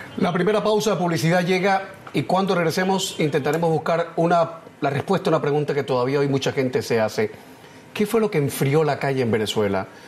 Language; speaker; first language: Spanish; native; Spanish